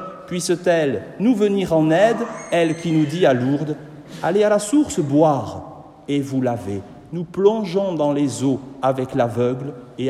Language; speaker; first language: French; native; French